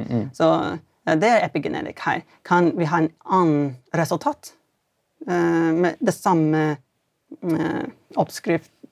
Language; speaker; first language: Swedish; non-native, fluent; English